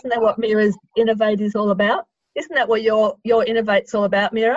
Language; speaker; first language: English; native; English